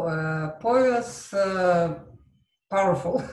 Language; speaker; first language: Spanish; non-native, learner; English